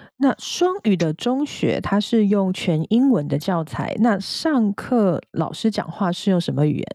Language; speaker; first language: Chinese; native; Chinese